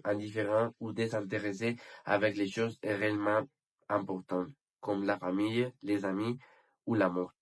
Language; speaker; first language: French; non-native, learner; Spanish